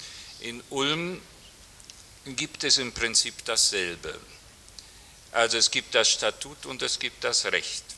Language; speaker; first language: German; native; German